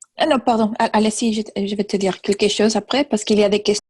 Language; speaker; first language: French; non-native, fluent; Spanish